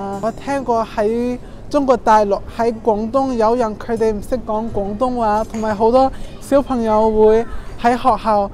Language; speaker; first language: Cantonese; non-native, fluent; English